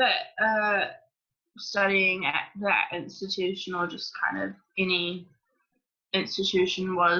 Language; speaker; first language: English; native; English